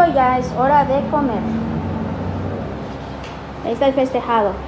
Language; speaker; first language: Spanish; native; Spanish